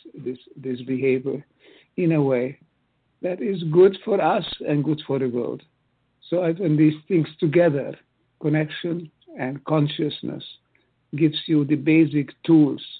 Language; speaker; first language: English; non-native, fluent; Hungarian